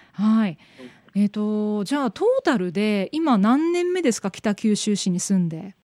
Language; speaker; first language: Japanese; non-native, fluent; Vietnamese